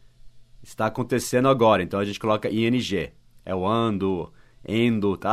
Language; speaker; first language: Portuguese; non-native, fluent; English